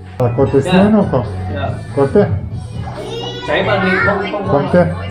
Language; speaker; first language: Vietnamese; non-native, learner; Hebrew